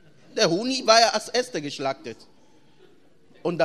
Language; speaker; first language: German; non-native, fluent; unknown